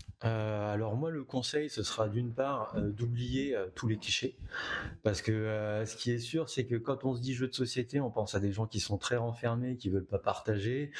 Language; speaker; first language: French; native; French